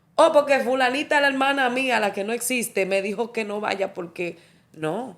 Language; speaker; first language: Spanish; early bilingual, heritage; Spanish